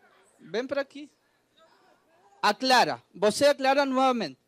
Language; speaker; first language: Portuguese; non-native, learner; Spanish